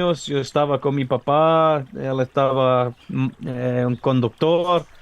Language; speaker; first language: Spanish; non-native, learner; English